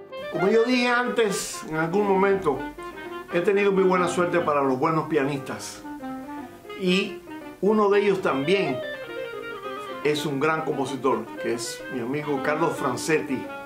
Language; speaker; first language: Spanish; native; Spanish